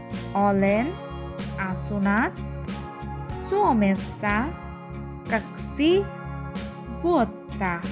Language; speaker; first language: Finnish; non-native, learner; Bangla